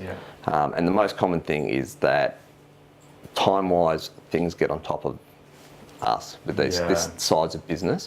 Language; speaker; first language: English; native; English